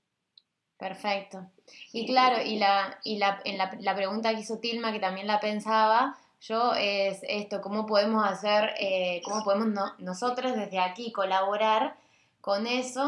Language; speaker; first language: Spanish; native; Spanish